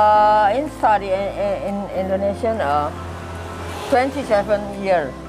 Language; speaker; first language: English; non-native, learner; Thai